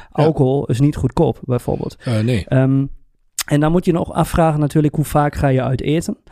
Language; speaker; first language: Dutch; non-native, fluent; German